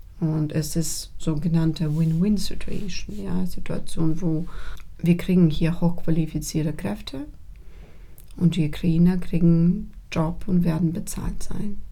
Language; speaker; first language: German; non-native, fluent; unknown